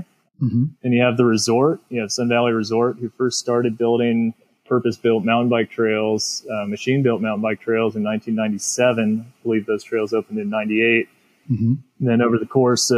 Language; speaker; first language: English; native; English